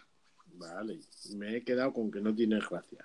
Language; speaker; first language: Spanish; native; Spanish